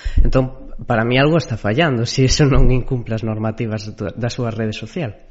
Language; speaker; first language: Galician; native; Galician